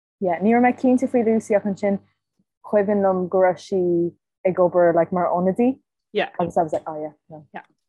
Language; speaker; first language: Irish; non-native, local second language; English